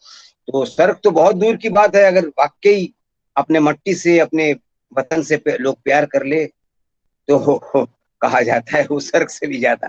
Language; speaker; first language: Hindi; non-native, local second language; Bangla